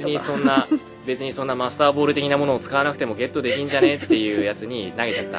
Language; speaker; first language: Japanese; native; Japanese